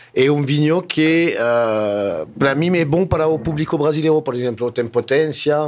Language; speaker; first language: Portuguese; non-native, fluent; French